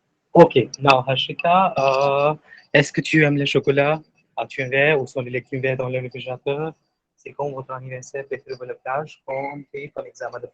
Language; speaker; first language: French; non-native, fluent; Hindi